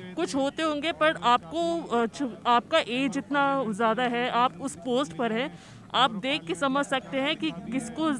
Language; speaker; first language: Hindi; native; Hindi